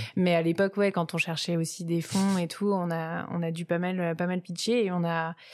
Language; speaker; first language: French; native; French